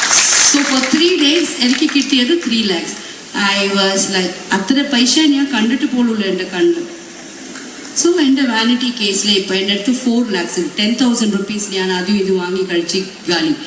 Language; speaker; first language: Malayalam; non-native, local second language; Tamil